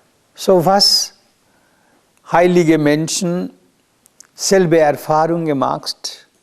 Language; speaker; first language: German; non-native, learner; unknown